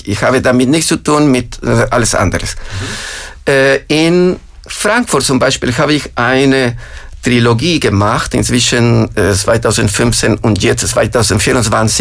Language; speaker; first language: German; non-native, fluent; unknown